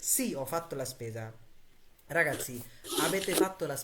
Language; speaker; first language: Italian; non-native, fluent; Bangla